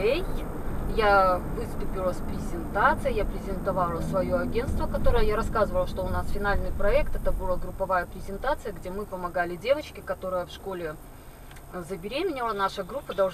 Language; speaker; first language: Russian; native; Russian